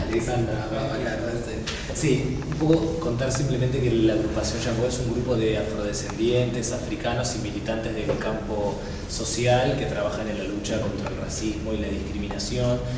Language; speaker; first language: Spanish; native; Spanish